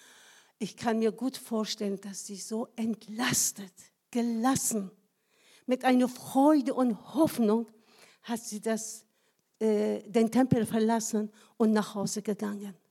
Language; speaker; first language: German; non-native, fluent; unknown